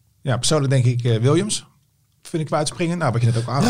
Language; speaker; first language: Dutch; native; Dutch